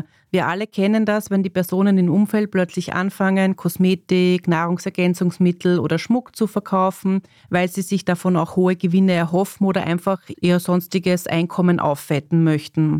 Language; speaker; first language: German; native; German